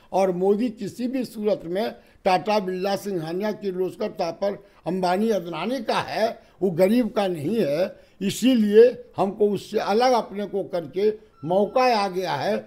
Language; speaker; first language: Hindi; native; Hindi